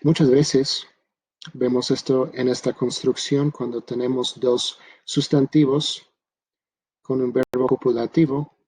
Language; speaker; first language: Spanish; non-native, fluent; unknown